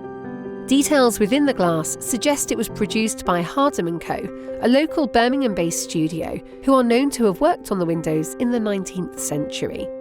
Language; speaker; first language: English; native; English